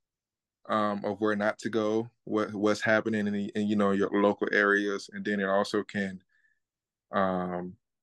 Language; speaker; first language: English; native; English